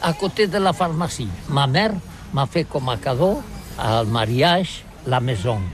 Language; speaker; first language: French; non-native, learner; Catalan